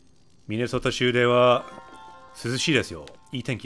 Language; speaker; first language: Japanese; non-native, fluent; English